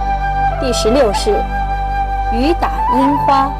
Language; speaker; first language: Chinese; native; Chinese